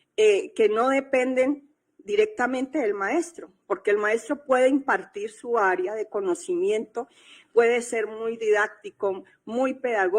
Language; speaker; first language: Spanish; native; Spanish